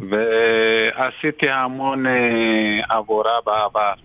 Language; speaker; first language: Hebrew; non-native, fluent; Amharic